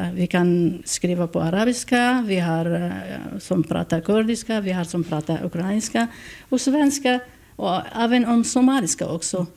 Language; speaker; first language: Swedish; non-native, learner; Kurdish